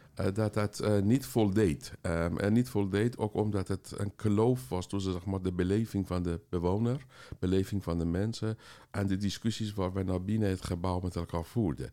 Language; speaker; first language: Dutch; non-native, fluent; Persian